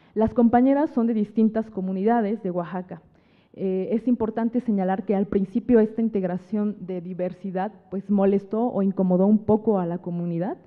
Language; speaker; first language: Spanish; native; Spanish